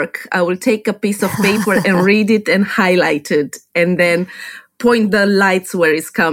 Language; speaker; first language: English; non-native, fluent; Romanian